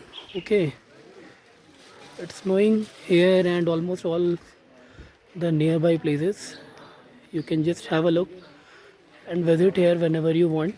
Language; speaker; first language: English; non-native, local second language; Hindi